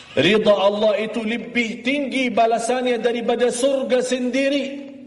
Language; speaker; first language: Malay; non-native, fluent; Arabic